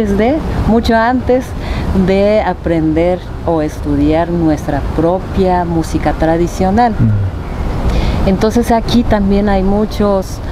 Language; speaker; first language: Spanish; non-native, fluent; Japanese